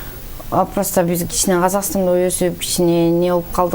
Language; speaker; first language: Kyrgyz; early bilingual, heritage; Kyrgyz